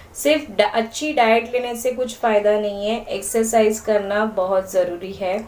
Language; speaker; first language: Hindi; non-native, local second language; Marathi